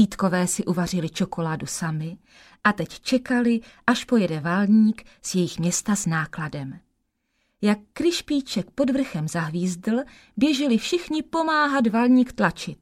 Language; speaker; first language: Czech; native; Czech